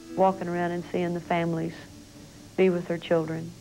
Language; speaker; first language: English; native; English